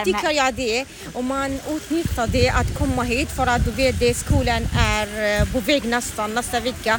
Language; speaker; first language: Swedish; non-native, learner; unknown